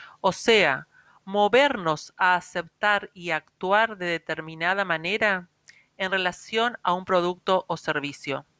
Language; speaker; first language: Spanish; native; Spanish